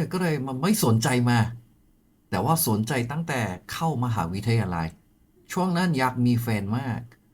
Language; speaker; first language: Thai; non-native, fluent; Korean